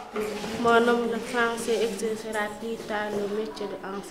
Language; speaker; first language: French; non-native, local second language; Fula